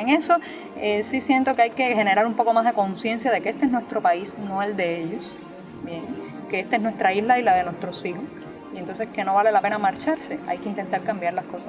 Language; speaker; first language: Spanish; native; Spanish